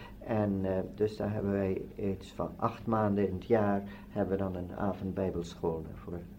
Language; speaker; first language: Dutch; native; Dutch